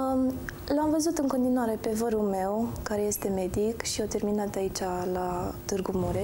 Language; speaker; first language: Romanian; early bilingual, heritage; Romanian